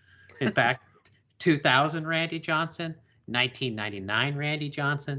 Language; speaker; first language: English; native; English